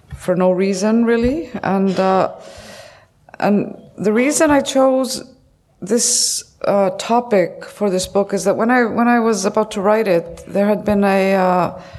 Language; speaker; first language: English; non-native, fluent; Icelandic